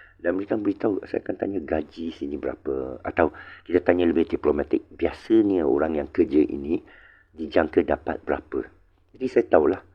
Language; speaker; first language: Malay; non-native, local second language; Chinese